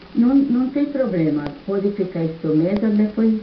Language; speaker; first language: Portuguese; non-native, learner; German